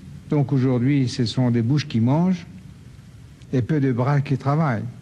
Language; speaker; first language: French; non-native, fluent; Persian